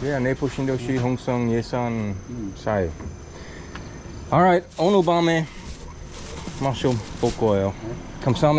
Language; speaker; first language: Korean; non-native, learner; English